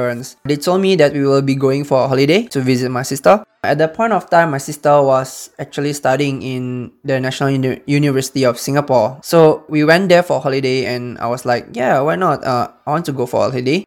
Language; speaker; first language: English; early bilingual, other home language; Indonesian